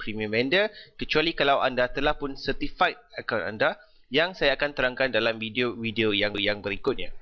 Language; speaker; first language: Malay; native; Malay